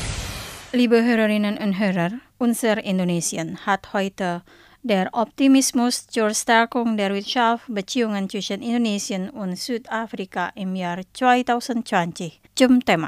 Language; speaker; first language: German; non-native, fluent; Indonesian